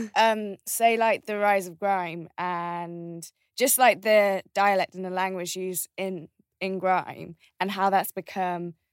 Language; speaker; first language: English; native; English